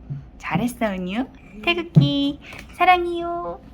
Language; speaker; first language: Korean; native; Korean